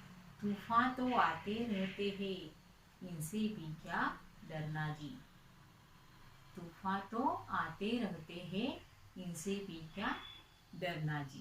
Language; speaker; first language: Hindi; non-native, local second language; Marathi